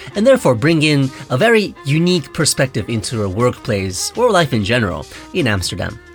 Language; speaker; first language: English; non-native, fluent; Japanese